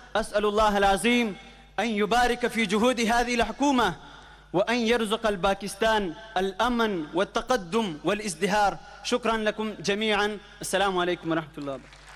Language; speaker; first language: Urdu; non-native, local second language; Pashto